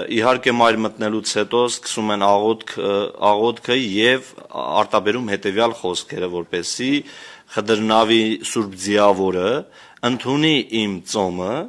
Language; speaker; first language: Armenian; non-native, local second language; Kurdish